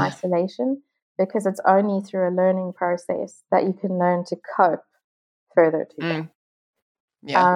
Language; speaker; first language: English; native; English